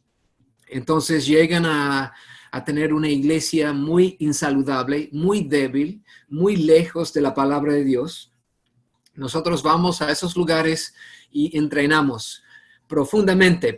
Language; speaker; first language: Spanish; non-native, fluent; English